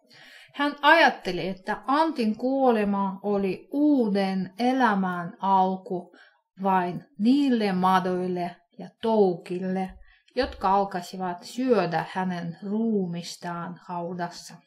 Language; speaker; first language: Finnish; non-native, fluent; Russian